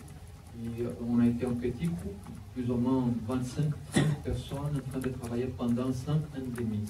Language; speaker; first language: French; non-native, learner; Portuguese